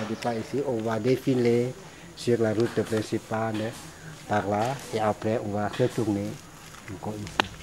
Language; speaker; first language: French; non-native, fluent; Lao